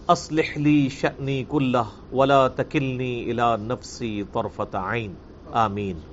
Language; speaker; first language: Urdu; non-native, local second language; Punjabi